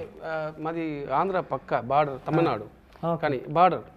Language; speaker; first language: Telugu; non-native, local second language; Tamil